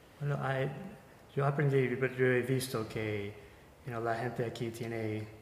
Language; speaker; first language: Spanish; non-native, fluent; English